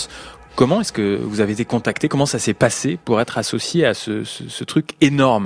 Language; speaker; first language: French; native; French